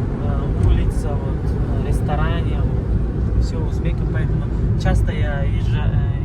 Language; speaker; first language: Russian; non-native, learner; Uzbek